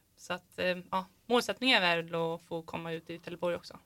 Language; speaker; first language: Swedish; native; Swedish